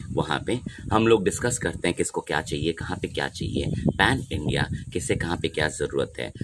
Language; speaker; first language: Hindi; non-native, local second language; Odia